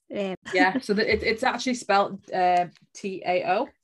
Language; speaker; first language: English; native; English